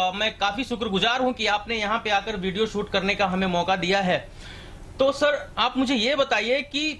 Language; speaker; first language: Hindi; native; Hindi